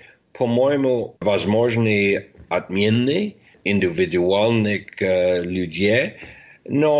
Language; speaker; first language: Russian; non-native, fluent; English